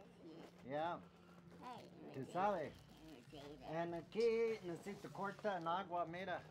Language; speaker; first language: Spanish; non-native, learner; English